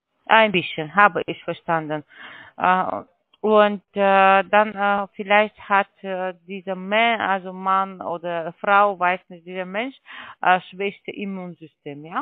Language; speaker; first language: German; non-native, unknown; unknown